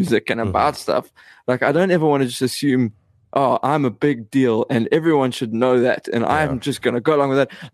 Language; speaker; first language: English; native; English